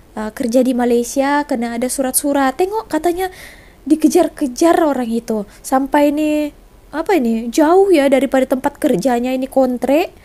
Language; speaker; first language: Indonesian; native; Indonesian